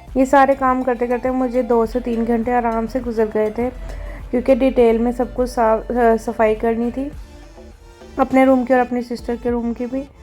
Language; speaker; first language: Urdu; native; Urdu